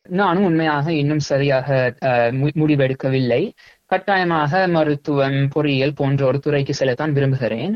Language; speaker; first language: Tamil; early bilingual, heritage; Tamil